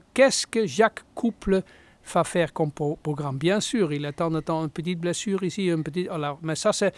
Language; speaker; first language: French; non-native, fluent; Dutch